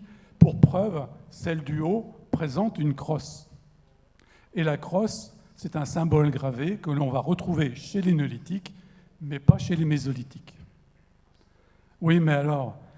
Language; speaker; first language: French; native; French